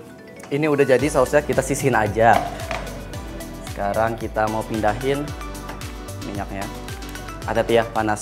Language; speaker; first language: Indonesian; native; Indonesian